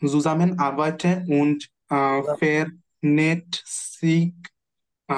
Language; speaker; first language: German; non-native, learner; Bangla